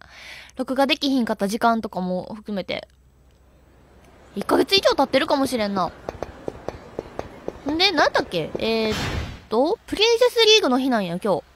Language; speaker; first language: Japanese; native; Japanese